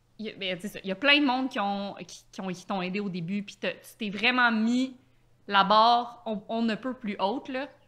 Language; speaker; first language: French; native; French